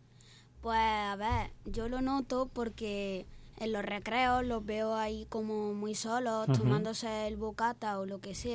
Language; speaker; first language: Spanish; native; Spanish